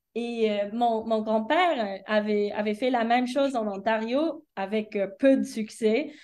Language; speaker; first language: French; early bilingual, heritage; French